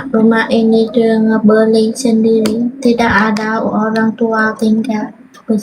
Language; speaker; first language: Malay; non-native, learner; Vietnamese